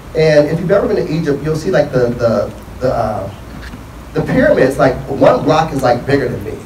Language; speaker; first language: English; native; English